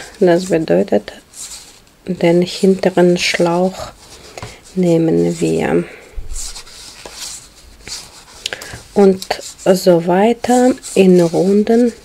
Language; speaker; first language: German; non-native, learner; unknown